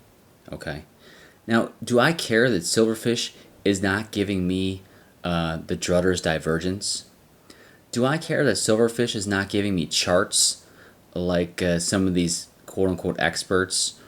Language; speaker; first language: English; native; English